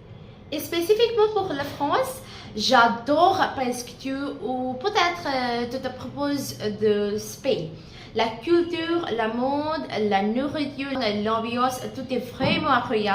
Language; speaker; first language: French; non-native, learner; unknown